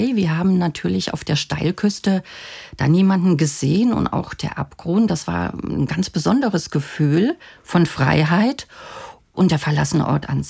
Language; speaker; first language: German; native; German